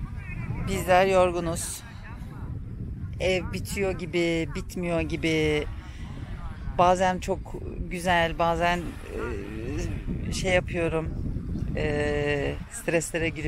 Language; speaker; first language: Turkish; early bilingual, heritage; Turkish